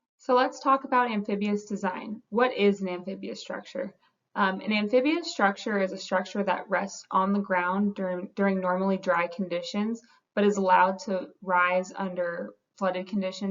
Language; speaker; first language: English; native; English